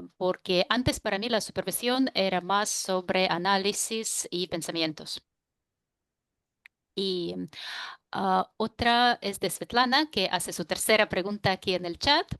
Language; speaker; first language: Spanish; non-native, fluent; Russian